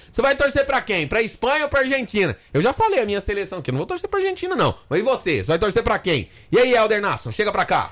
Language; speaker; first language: Portuguese; native; Portuguese